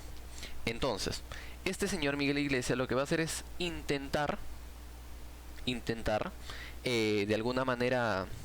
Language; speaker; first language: Spanish; native; Spanish